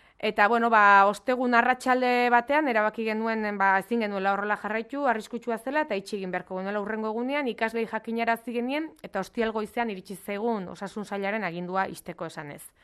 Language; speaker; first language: Basque; native; Basque